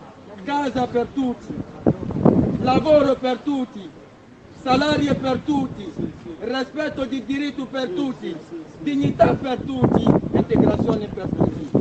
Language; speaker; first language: Italian; non-native, fluent; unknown